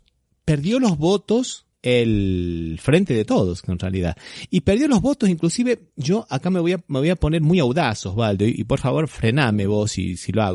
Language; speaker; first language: Spanish; native; Spanish